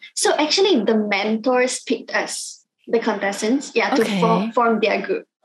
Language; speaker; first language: English; non-native, local second language; Cantonese